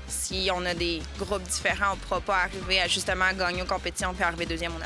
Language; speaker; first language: French; native; French